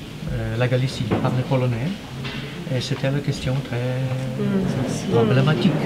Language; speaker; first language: French; non-native, learner; Ukrainian